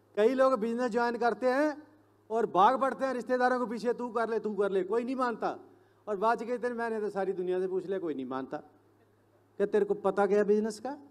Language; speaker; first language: Hindi; non-native, local second language; Punjabi